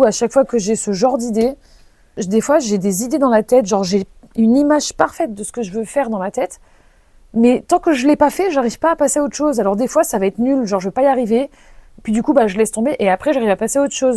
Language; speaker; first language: French; native; French